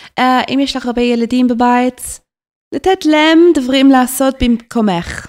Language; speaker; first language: Hebrew; non-native, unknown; English